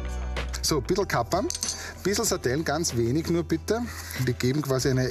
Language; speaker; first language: German; native; German